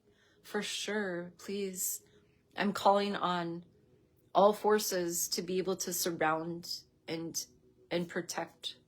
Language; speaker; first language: English; native; English